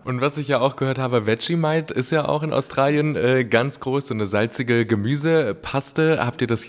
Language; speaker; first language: German; native; German